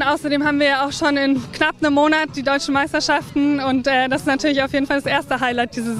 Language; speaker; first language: German; native; German